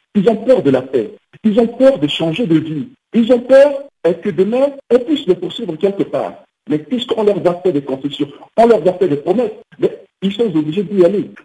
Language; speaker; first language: French; non-native, local second language; Sango